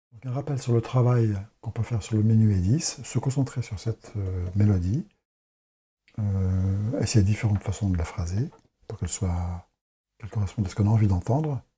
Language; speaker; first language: French; native; French